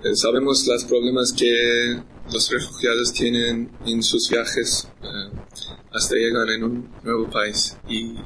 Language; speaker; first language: Spanish; non-native, learner; English